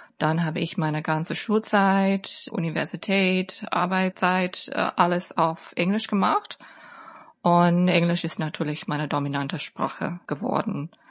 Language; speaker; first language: German; non-native, fluent; Chinese